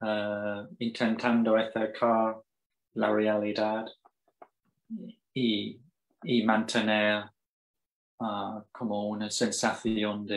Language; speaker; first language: Spanish; non-native, fluent; English